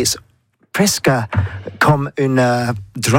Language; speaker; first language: French; non-native, learner; English